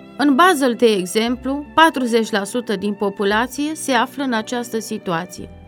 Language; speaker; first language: Romanian; native; Romanian